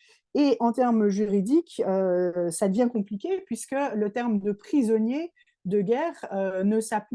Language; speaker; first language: French; native; French